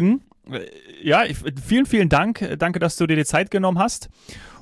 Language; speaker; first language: German; native; German